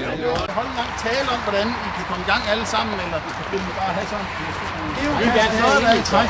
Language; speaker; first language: Danish; native; Danish